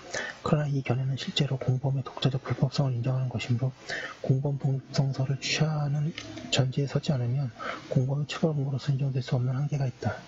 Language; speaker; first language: Korean; native; Korean